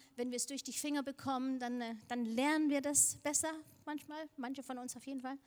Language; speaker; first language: German; non-native, fluent; Danish